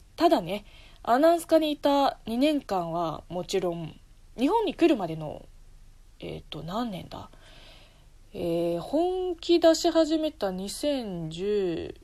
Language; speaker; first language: Japanese; non-native, fluent; Chinese